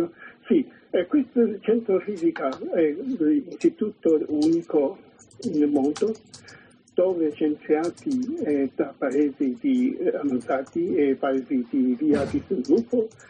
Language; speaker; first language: Italian; non-native, learner; Chinese